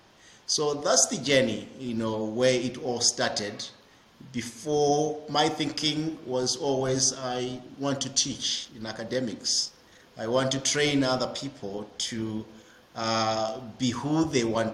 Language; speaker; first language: English; non-native, local second language; Shona